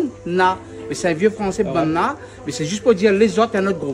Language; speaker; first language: French; non-native, local second language; Réunion Creole French